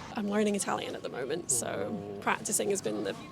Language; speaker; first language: English; native; English